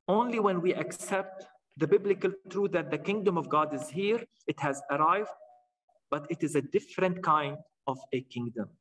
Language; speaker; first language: English; non-native, fluent; Arabic